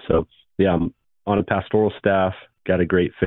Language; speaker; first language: English; native; English